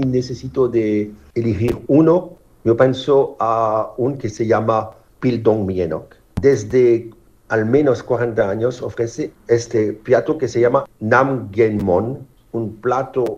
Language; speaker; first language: Spanish; non-native, learner; French